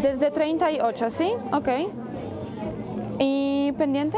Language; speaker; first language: Spanish; non-native, fluent; Polish